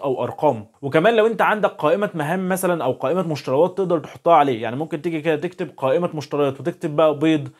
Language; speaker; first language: Arabic; native; Arabic